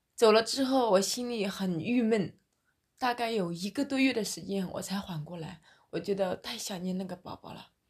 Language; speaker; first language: Chinese; native; Chinese